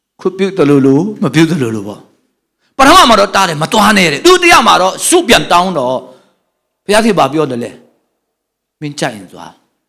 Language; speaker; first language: Burmese; non-native, local second language; Tedim Chin